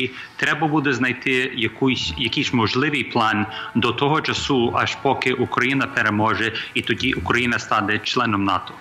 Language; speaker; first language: Ukrainian; early bilingual, heritage; Ukrainian